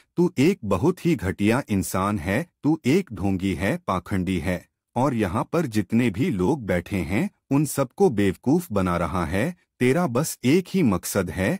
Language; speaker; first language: Hindi; non-native, local second language; Gujarati